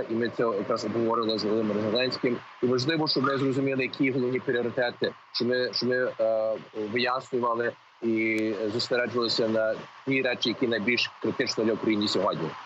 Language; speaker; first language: Ukrainian; early bilingual, heritage; Ukrainian